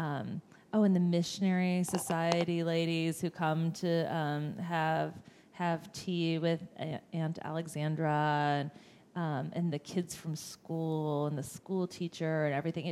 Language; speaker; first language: English; native; English